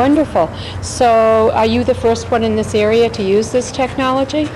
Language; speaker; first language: English; native; English